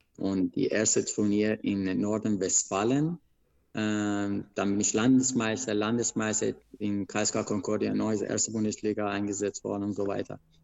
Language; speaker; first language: German; non-native, fluent; Persian